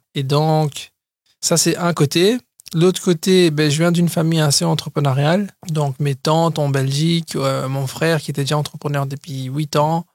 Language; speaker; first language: French; early bilingual, other home language; Portuguese